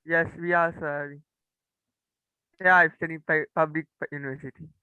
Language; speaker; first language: English; non-native, learner; Tamil